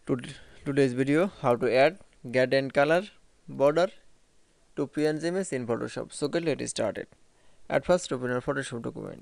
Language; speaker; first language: English; non-native, learner; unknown